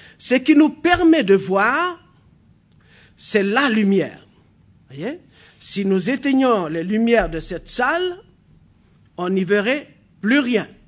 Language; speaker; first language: French; non-native, local second language; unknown